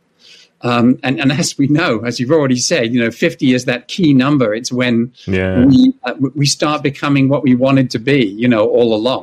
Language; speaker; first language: English; native; English